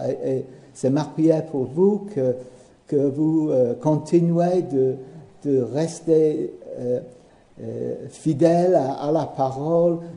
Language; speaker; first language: French; non-native, learner; English